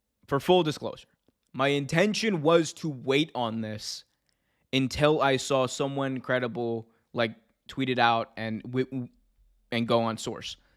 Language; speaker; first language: English; native; English